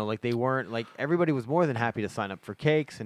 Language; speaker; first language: English; native; English